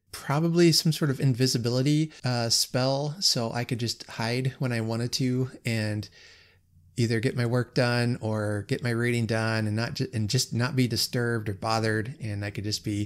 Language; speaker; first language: English; native; English